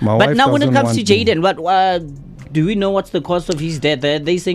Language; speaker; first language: English; non-native, local second language; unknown